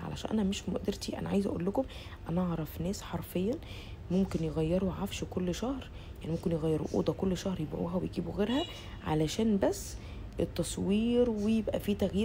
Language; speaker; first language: Arabic; native; Arabic